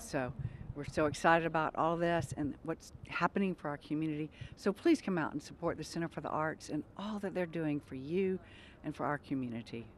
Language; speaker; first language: English; native; English